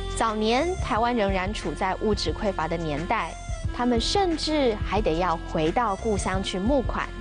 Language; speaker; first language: Chinese; native; Chinese